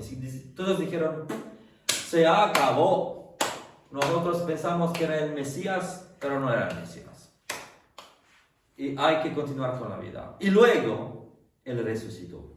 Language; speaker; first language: Spanish; non-native, fluent; French